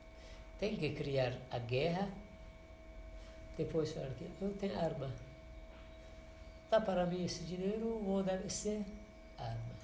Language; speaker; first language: Portuguese; non-native, learner; Persian